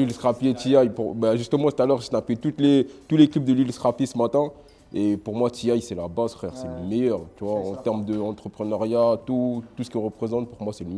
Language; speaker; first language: French; native; French